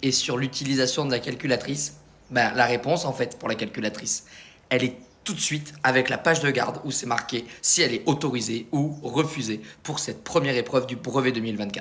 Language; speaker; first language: French; native; French